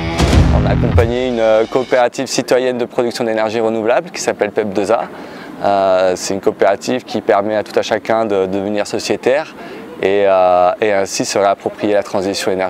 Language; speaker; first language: French; native; French